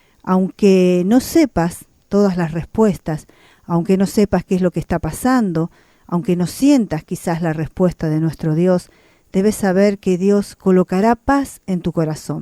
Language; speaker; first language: Spanish; native; Spanish